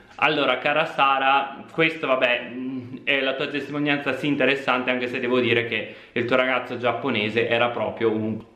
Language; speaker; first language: Italian; native; Italian